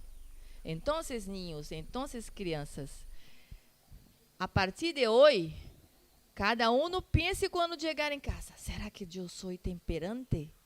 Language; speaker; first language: Portuguese; non-native, learner; Spanish